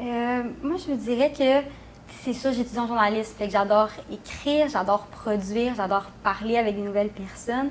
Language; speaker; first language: French; native; French